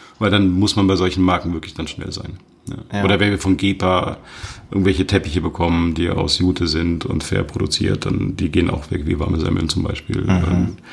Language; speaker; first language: German; native; German